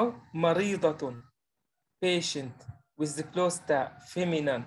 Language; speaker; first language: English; non-native, learner; Arabic